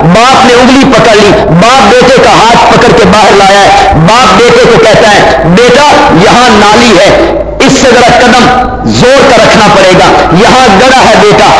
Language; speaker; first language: Urdu; non-native, local second language; Punjabi